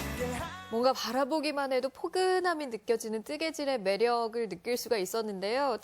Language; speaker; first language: Korean; native; Korean